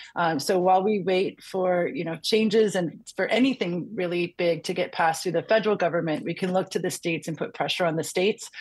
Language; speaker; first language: English; native; English